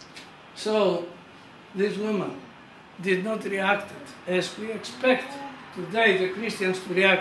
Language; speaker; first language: English; non-native, fluent; Greek